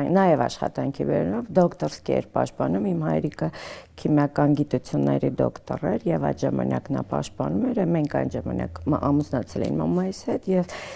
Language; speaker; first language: Armenian; early bilingual, other home language; Russian